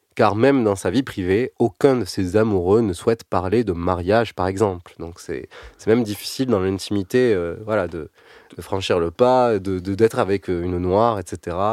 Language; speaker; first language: French; native; French